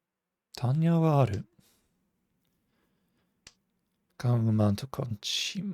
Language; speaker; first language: Japanese; non-native, fluent; English